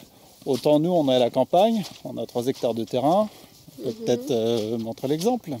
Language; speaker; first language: French; native; French